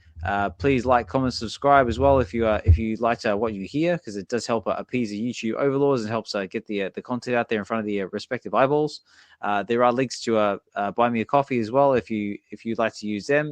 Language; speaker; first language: English; native; English